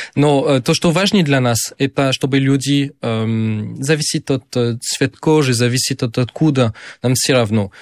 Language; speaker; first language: Russian; non-native, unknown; French